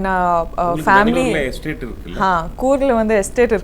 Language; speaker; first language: Tamil; non-native, learner; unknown